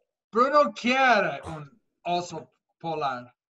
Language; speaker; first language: Spanish; non-native, fluent; English